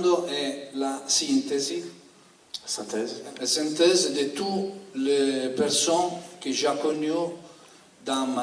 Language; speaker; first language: French; non-native, learner; Italian